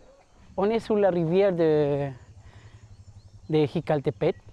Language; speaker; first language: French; non-native, fluent; Spanish